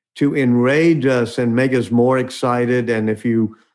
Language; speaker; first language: English; native; English